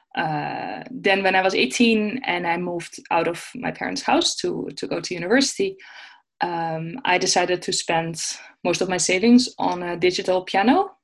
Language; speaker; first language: English; non-native, fluent; Dutch